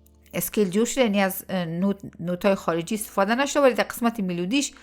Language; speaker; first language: Persian; native; Persian